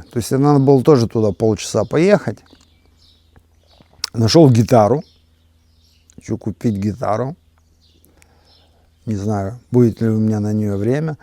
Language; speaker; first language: Russian; native; Russian